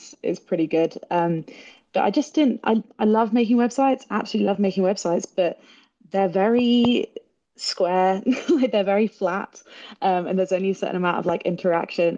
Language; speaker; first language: English; native; English